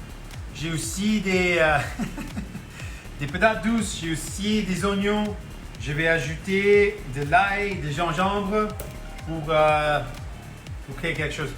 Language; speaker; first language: French; non-native, local second language; Punjabi